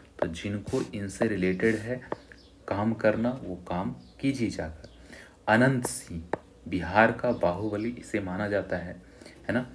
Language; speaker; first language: Hindi; native; Hindi